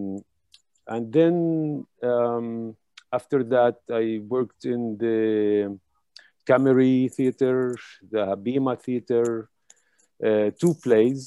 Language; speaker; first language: English; non-native, fluent; Hebrew